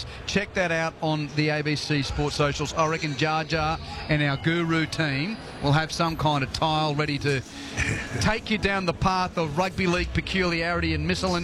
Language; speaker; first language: English; native; English